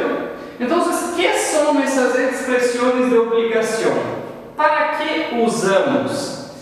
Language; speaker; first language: Spanish; non-native, fluent; Portuguese